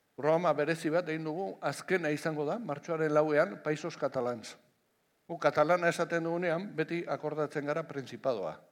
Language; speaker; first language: Basque; non-native, local second language; Spanish